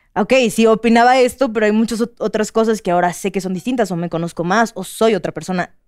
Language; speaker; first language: Spanish; native; Spanish